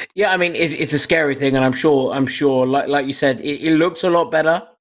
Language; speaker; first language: English; native; English